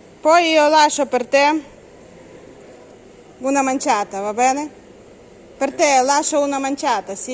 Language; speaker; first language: Italian; non-native, learner; Ukrainian